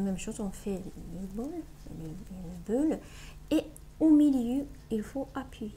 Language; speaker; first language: French; non-native, learner; Japanese